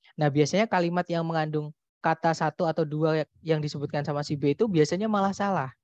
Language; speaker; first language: Indonesian; native; Indonesian